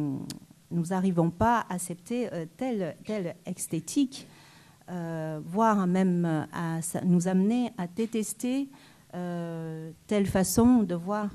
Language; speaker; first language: French; non-native, fluent; Chinese